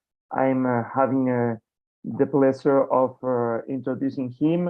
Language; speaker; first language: English; non-native, fluent; Spanish